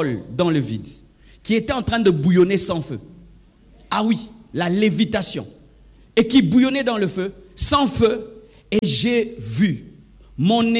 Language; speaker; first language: French; non-native, local second language; Swahili